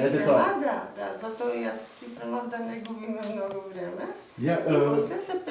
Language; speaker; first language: Macedonian; non-native, fluent; Armenian